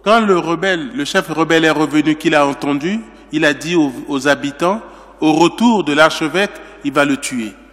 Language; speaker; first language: French; non-native, local second language; Sango